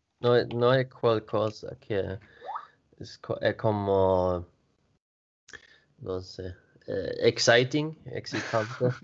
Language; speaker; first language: Italian; non-native, learner; Swedish